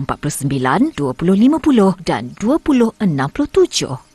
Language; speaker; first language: Malay; native; Malay